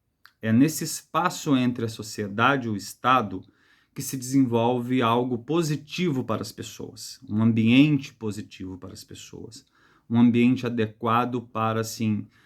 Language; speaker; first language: Portuguese; native; Portuguese